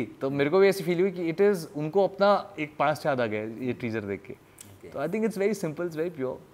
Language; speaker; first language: Hindi; native; Hindi